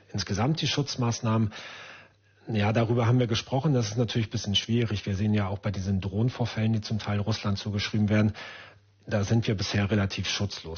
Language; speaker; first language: German; native; German